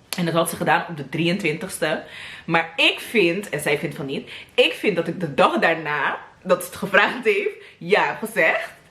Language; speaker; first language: Dutch; native; Dutch